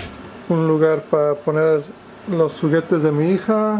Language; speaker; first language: Spanish; non-native, fluent; English